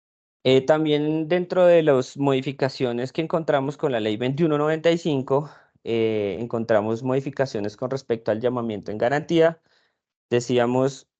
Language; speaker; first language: Spanish; native; Spanish